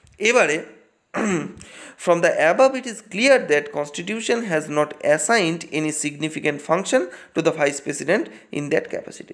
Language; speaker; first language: English; non-native, local second language; Bangla